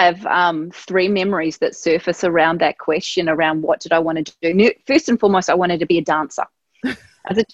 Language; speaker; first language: English; native; English